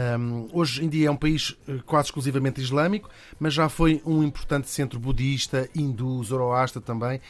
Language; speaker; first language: Portuguese; native; Portuguese